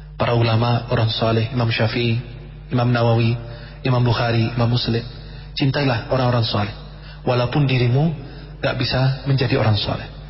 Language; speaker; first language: Indonesian; non-native, fluent; Arabic